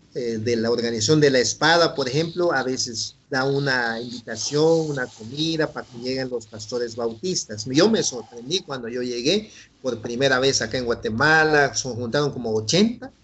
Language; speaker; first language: Spanish; non-native, local second language; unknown